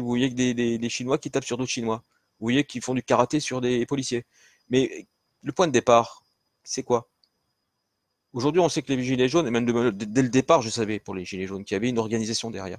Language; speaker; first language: French; native; French